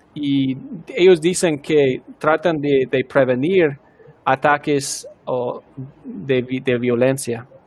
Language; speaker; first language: Spanish; non-native, fluent; English